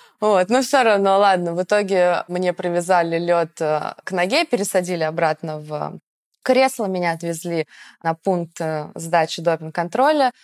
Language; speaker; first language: Russian; native; Russian